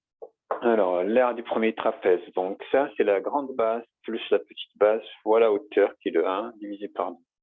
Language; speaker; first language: French; native; French